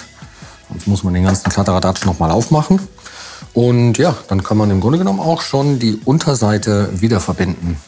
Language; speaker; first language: German; native; German